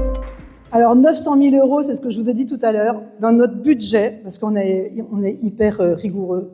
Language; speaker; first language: French; native; French